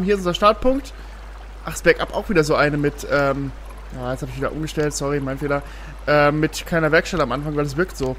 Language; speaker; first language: German; native; German